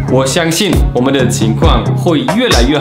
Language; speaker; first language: Chinese; non-native, fluent; German